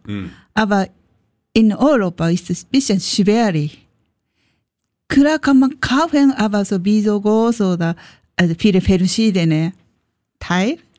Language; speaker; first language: German; non-native, learner; Japanese